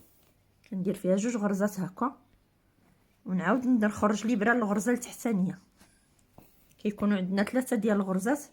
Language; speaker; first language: Arabic; native; Arabic